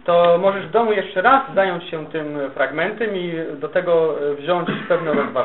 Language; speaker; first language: Polish; native; Polish